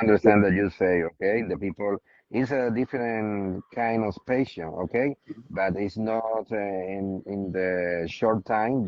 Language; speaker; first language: English; non-native, learner; Spanish